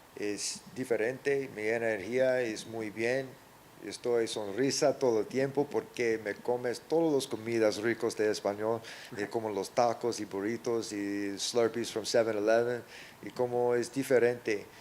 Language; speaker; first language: Spanish; non-native, learner; English